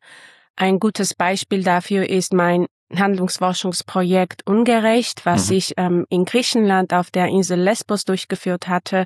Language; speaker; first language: German; non-native, fluent; Armenian